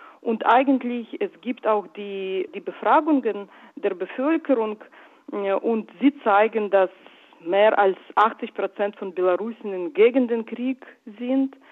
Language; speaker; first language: German; non-native, fluent; Russian